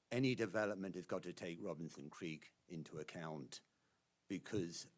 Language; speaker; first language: English; native; English